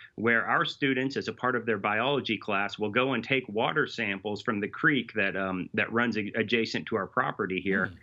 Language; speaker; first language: English; native; English